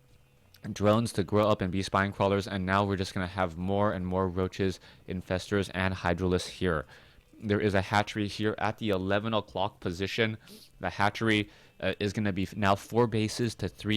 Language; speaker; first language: English; native; English